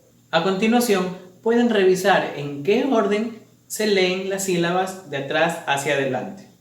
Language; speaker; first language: Spanish; native; Spanish